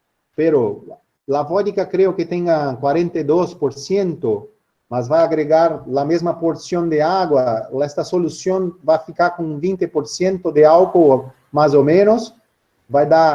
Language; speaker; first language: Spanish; non-native, learner; Portuguese